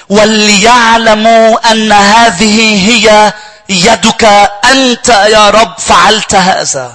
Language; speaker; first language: Arabic; native; Arabic